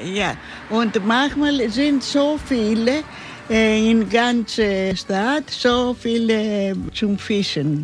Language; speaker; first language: German; non-native, learner; Greek